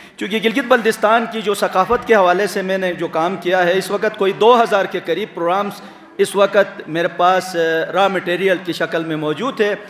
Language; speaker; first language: Urdu; non-native, local second language; Sicilian